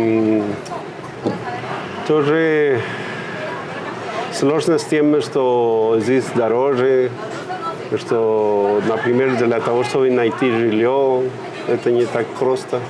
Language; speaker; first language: Russian; non-native, fluent; Spanish